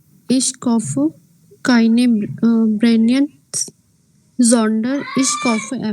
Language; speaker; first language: German; non-native, learner; Hindi